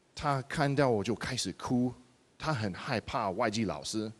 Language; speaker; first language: Chinese; non-native, fluent; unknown